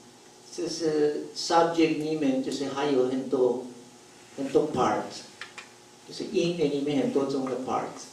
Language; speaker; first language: Chinese; non-native, fluent; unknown